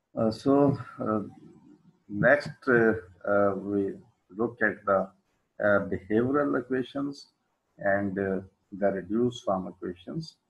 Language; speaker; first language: English; non-native, local second language; Urdu